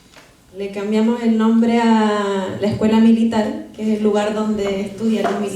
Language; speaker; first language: Spanish; native; Spanish